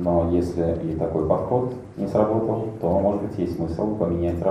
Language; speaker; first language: Russian; native; Russian